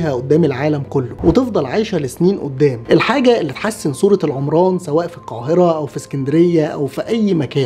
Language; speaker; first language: Arabic; native; Arabic